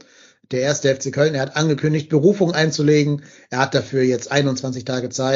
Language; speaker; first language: German; native; German